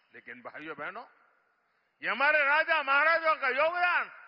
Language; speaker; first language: Hindi; non-native, local second language; Gujarati